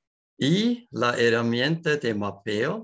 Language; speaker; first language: Spanish; non-native, learner; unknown